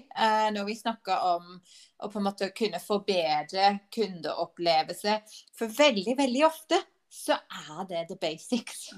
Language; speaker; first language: Swedish; non-native, fluent; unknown